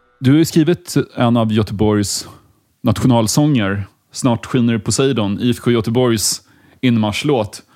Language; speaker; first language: Swedish; native; Swedish